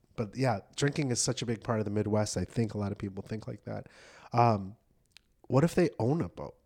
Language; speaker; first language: English; native; English